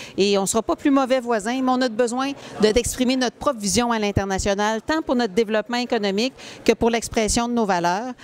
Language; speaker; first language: French; native; French